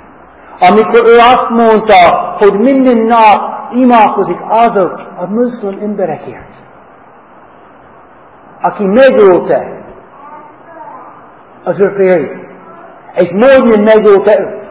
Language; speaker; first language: Hungarian; non-native, fluent; English